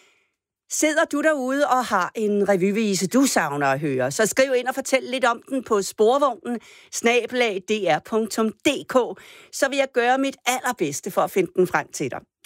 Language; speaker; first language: Danish; native; Danish